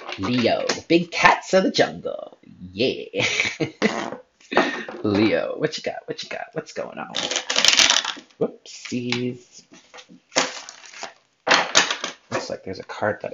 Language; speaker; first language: English; native; English